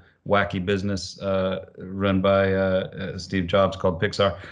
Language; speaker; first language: English; native; English